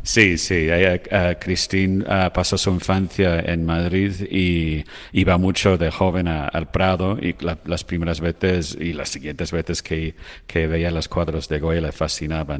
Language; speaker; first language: Spanish; non-native, fluent; English